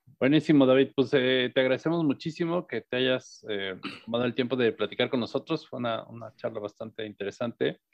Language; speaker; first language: Spanish; native; Spanish